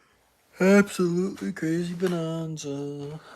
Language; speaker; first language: English; native; English